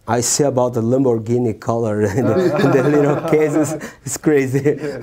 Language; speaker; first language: English; non-native, learner; Portuguese